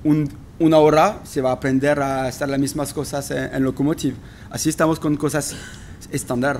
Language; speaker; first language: Spanish; non-native, fluent; French